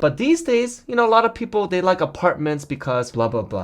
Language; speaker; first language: English; early bilingual, other home language; Korean